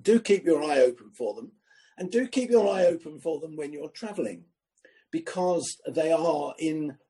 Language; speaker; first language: English; native; English